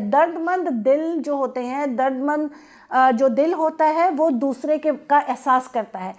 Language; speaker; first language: Urdu; non-native, local second language; Punjabi